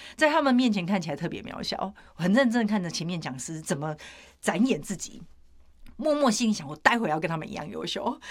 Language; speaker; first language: Chinese; native; Chinese